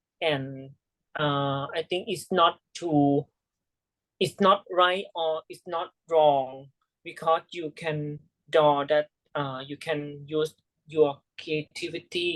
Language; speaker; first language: English; non-native, learner; Thai